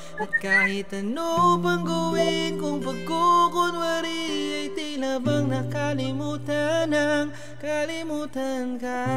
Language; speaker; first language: Filipino; native; Filipino